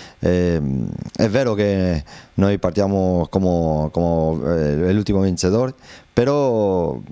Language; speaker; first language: Italian; non-native, learner; Spanish